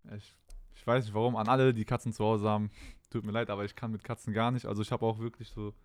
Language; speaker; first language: German; native; German